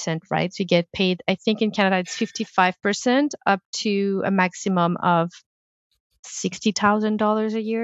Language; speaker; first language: English; non-native, fluent; French